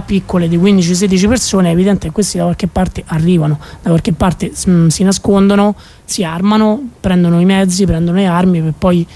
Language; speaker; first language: Italian; native; Italian